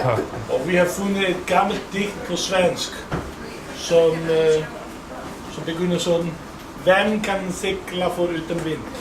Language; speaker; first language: Danish; non-native, fluent; Icelandic